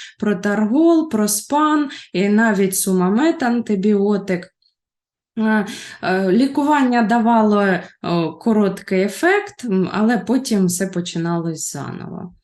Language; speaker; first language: Ukrainian; native; Ukrainian